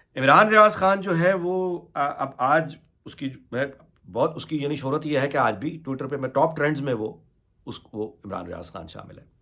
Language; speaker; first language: Urdu; native; Urdu